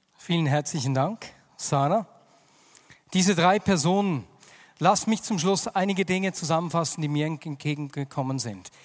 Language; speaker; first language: German; native; German